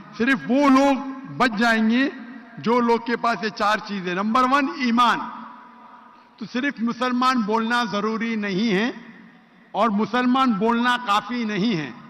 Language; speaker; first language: Urdu; non-native, local second language; Konkani